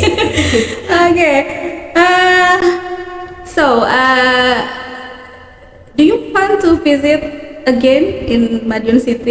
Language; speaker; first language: English; non-native, learner; Indonesian